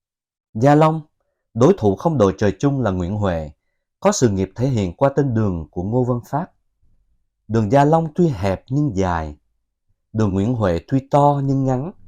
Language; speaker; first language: Vietnamese; native; Vietnamese